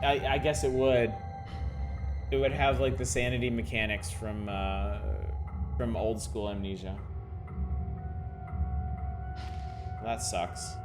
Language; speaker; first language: English; native; English